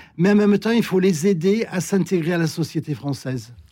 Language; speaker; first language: French; native; French